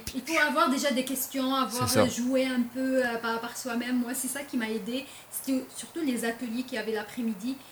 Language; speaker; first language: French; non-native, local second language; Arabic